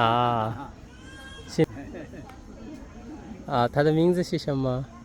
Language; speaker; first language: Chinese; non-native, learner; Bangla